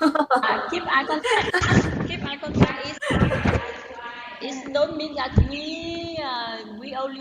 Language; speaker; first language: English; non-native, learner; Vietnamese